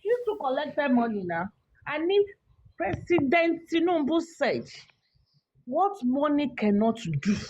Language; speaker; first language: English; non-native, local second language; Yoruba